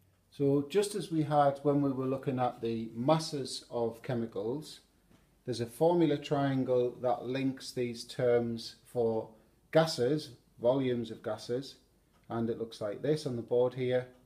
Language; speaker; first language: English; native; English